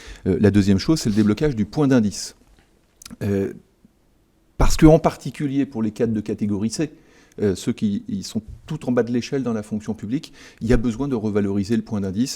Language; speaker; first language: French; native; French